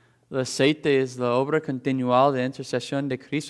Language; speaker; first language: Spanish; non-native, fluent; English